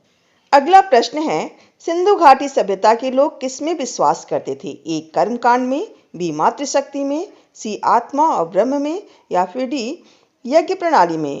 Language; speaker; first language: Hindi; native; Hindi